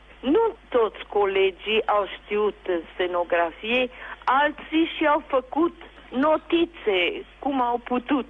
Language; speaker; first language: Romanian; non-native, local second language; German